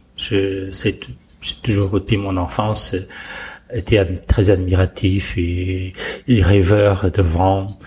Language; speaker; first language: French; non-native, fluent; Portuguese